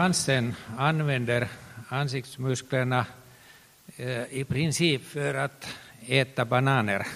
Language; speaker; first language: Swedish; non-native, local second language; Finnish